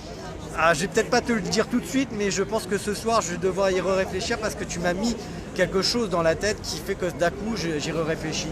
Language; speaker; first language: French; native; French